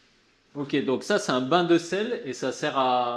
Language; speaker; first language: French; native; French